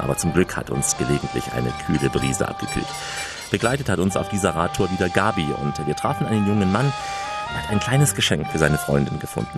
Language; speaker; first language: German; native; German